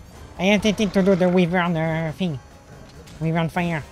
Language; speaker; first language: English; non-native, fluent; French